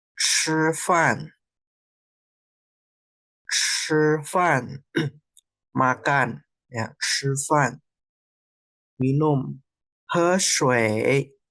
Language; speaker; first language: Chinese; non-native, fluent; Indonesian